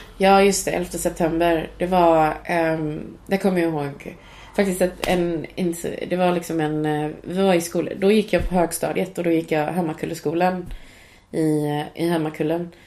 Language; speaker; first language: Swedish; early bilingual, other home language; Cantonese